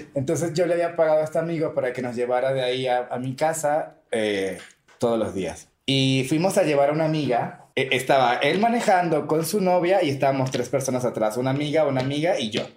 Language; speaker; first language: Spanish; native; Spanish